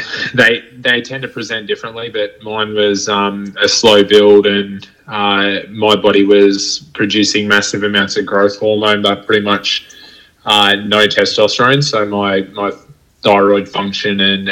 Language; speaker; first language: English; native; English